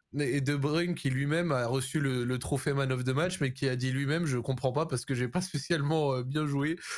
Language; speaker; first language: French; native; French